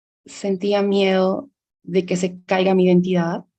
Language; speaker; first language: Spanish; native; Spanish